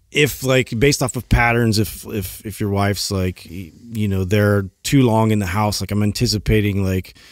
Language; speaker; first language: English; native; English